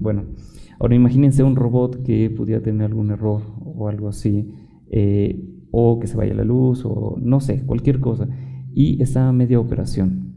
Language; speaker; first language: Spanish; native; Spanish